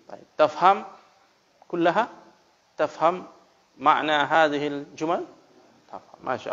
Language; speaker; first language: Arabic; non-native, fluent; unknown